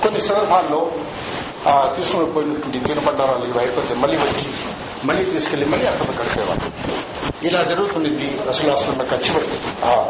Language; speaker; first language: Telugu; non-native, local second language; Urdu